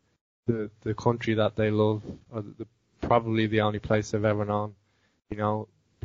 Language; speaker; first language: English; native; English